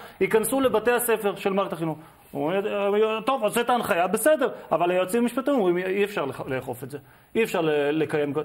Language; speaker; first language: Hebrew; native; Hebrew